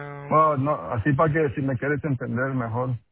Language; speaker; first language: Spanish; non-native, local second language; English